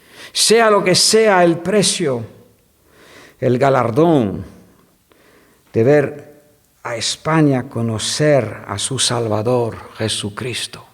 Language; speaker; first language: Spanish; non-native, fluent; French